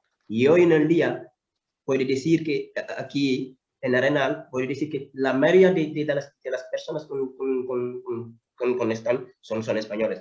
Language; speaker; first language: Spanish; non-native, fluent; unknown